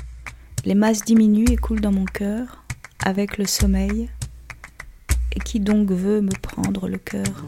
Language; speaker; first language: French; native; French